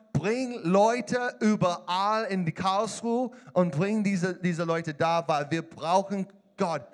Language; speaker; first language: German; non-native, learner; English